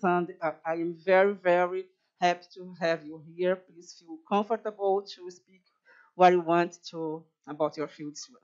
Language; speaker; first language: English; non-native, fluent; Portuguese